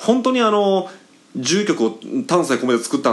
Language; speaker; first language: Japanese; native; Japanese